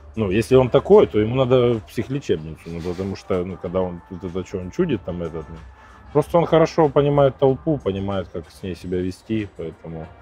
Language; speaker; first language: Russian; native; Russian